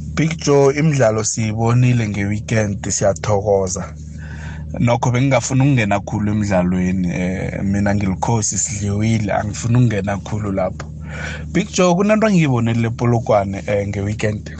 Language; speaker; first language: Zulu; non-native, local second language; South Ndebele